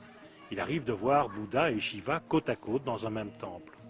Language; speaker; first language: French; native; French